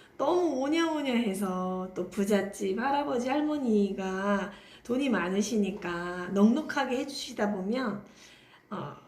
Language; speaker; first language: Korean; native; Korean